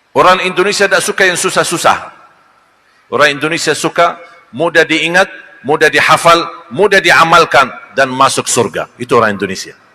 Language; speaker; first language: Malay; non-native, fluent; Arabic